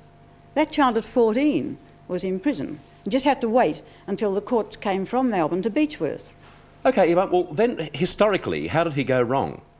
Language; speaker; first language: English; native; English